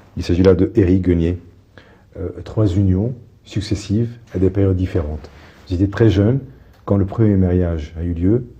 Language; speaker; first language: French; non-native, local second language; Arabic